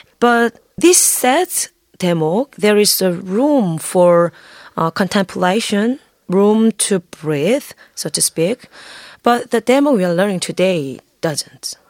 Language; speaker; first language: English; non-native, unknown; Korean